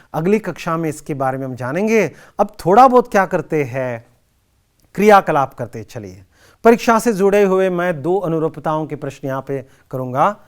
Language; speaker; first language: Hindi; non-native, local second language; Kannada